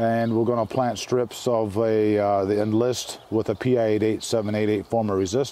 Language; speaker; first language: English; native; English